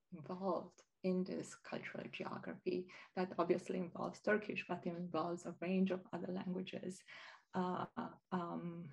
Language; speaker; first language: English; non-native, fluent; Romanian